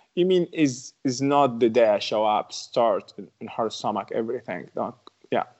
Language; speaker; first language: English; non-native, learner; Arabic